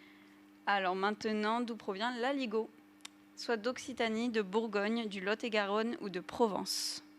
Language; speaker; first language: French; native; French